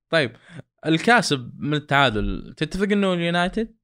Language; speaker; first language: Arabic; native; Arabic